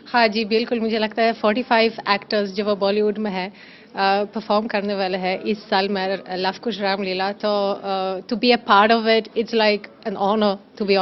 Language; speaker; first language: Hindi; non-native, learner; German